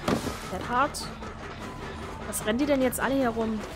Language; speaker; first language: German; native; German